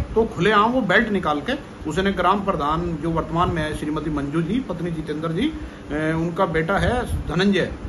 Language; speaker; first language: Hindi; native; Hindi